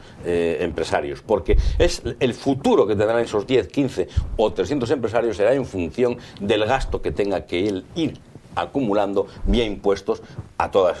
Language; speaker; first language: Spanish; native; Spanish